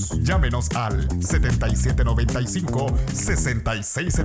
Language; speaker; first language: Spanish; native; Spanish